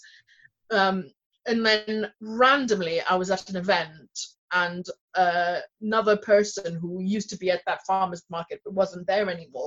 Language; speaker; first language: English; non-native, local second language; Swahili